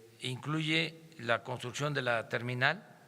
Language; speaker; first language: Spanish; native; Spanish